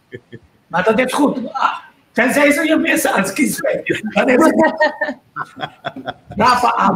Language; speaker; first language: Dutch; non-native, local second language; Papiamento